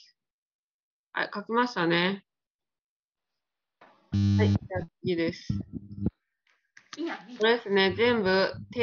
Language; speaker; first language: Japanese; non-native, fluent; Vietnamese